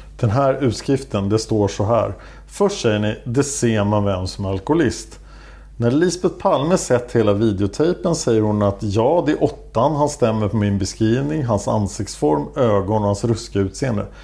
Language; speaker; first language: Swedish; native; Swedish